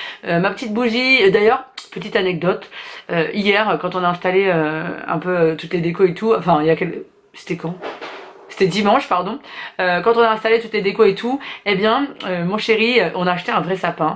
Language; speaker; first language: French; native; French